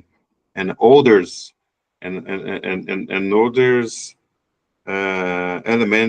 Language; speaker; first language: English; non-native, learner; Portuguese